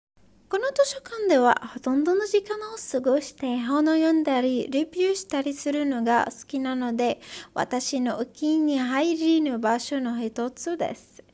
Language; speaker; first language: Japanese; non-native, learner; Arabic